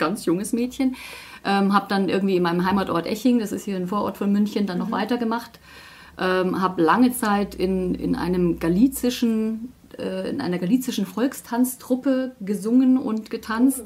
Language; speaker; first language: German; native; German